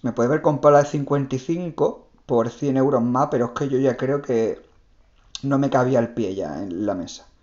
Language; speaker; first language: Spanish; native; Spanish